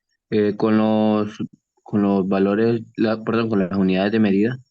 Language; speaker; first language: Spanish; native; Spanish